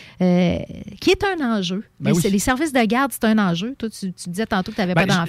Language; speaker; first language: French; native; French